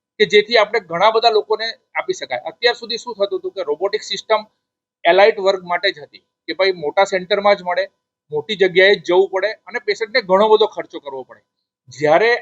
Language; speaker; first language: Gujarati; native; Gujarati